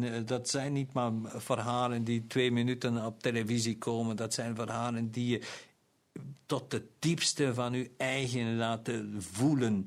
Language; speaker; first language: Dutch; non-native, local second language; German